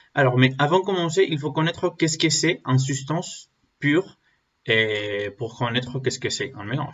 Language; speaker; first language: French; non-native, learner; Spanish